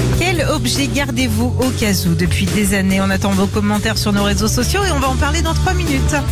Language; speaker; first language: French; native; French